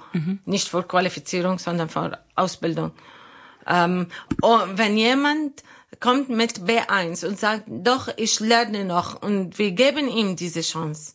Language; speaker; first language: German; non-native, learner; Arabic